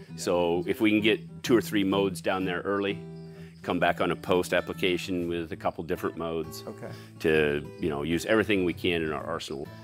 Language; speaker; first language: English; native; English